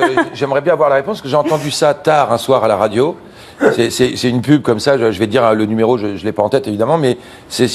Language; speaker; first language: French; native; French